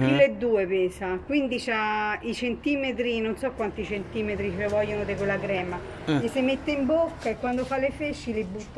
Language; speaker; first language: Italian; native; Italian